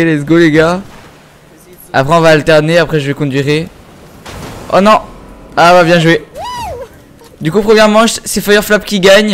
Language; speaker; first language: French; native; French